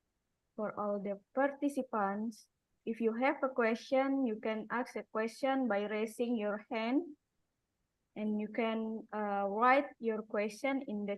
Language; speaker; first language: English; non-native, learner; Indonesian